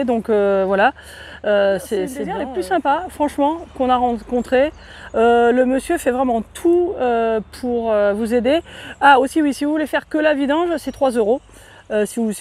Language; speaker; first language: French; native; French